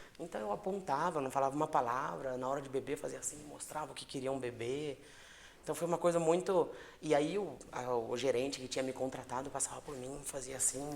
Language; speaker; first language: Portuguese; native; Portuguese